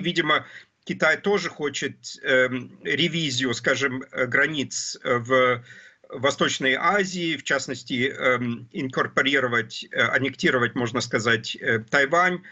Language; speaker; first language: Russian; non-native, fluent; German